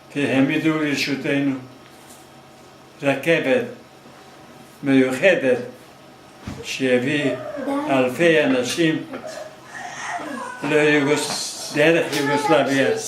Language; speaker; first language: Hebrew; non-native, fluent; Hungarian